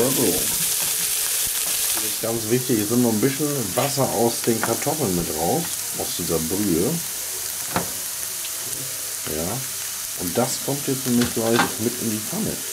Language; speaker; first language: German; native; German